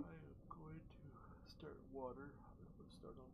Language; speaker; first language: English; native; English